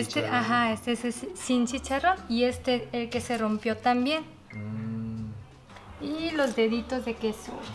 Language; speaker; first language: Spanish; non-native, fluent; Korean